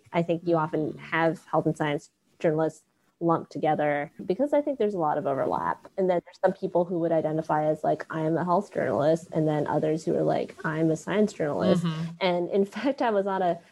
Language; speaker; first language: English; non-native, local second language; Cantonese